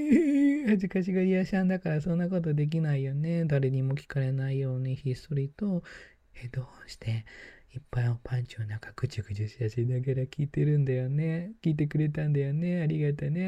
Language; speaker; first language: Japanese; native; Japanese